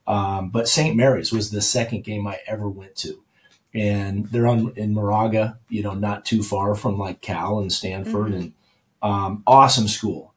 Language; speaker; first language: English; native; English